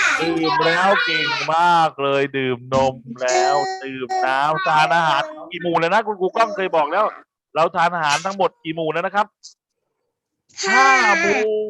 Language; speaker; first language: Thai; native; Thai